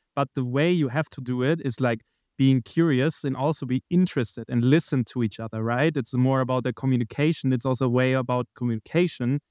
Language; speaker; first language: English; non-native, fluent; German